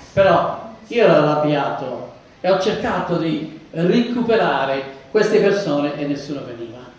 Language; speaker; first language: Italian; non-native, fluent; English